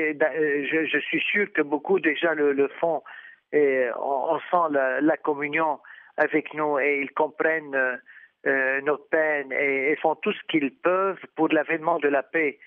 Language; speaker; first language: French; non-native, fluent; Arabic